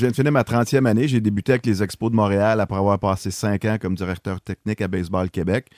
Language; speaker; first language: French; native; French